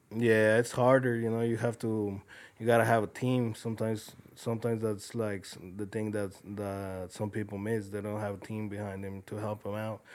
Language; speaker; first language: English; early bilingual, other home language; Spanish